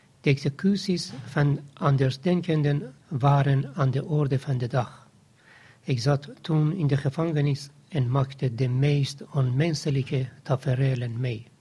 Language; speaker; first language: Dutch; non-native, fluent; Persian